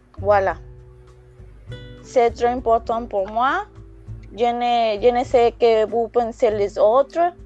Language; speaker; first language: French; non-native, learner; Spanish